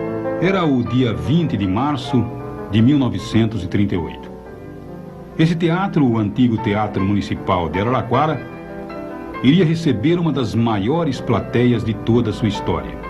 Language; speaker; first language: Portuguese; native; Portuguese